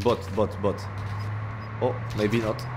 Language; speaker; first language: English; non-native, learner; French